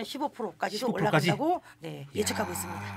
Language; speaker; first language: Korean; native; Korean